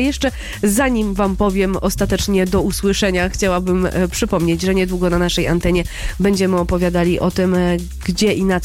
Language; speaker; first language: Polish; native; Polish